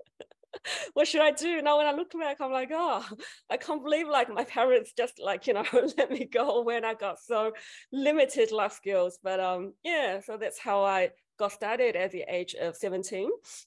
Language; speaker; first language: English; non-native, fluent; Chinese